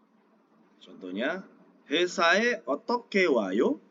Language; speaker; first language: Korean; non-native, fluent; Indonesian